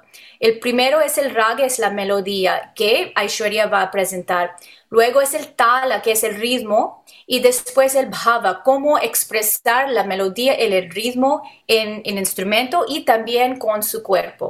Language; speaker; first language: Spanish; non-native, learner; English